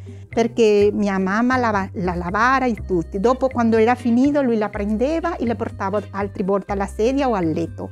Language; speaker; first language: Italian; non-native, learner; Spanish